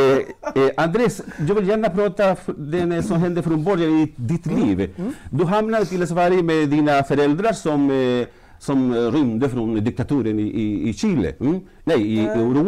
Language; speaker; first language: Swedish; non-native, fluent; Spanish